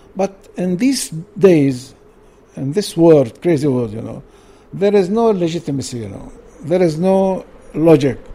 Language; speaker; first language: English; non-native, learner; Arabic